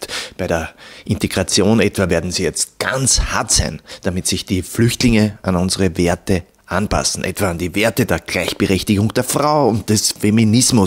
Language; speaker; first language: German; native; German